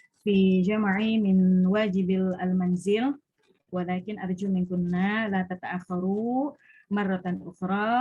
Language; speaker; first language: Arabic; non-native, learner; Indonesian